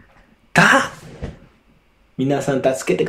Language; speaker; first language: Japanese; non-native, learner; English